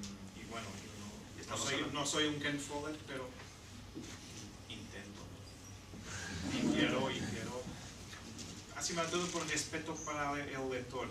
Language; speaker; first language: Spanish; non-native, fluent; Portuguese